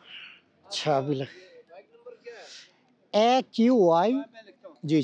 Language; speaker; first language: Hindi; non-native, fluent; Bangla